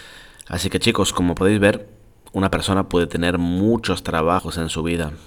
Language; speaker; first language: Spanish; non-native, fluent; French